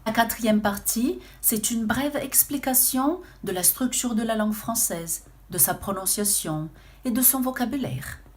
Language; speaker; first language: French; non-native, fluent; Portuguese